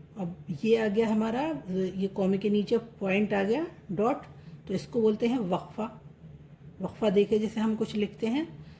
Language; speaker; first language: Hindi; native; Hindi